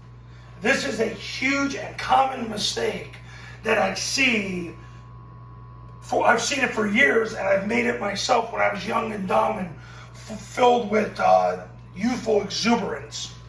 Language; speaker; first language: English; native; English